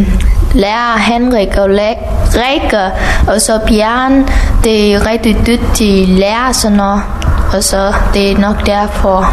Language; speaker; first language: Danish; non-native, fluent; Vietnamese